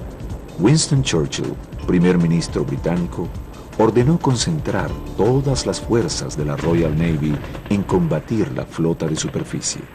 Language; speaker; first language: Spanish; native; Spanish